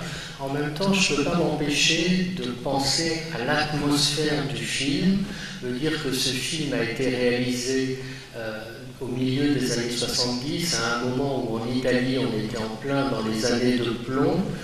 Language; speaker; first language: French; native; French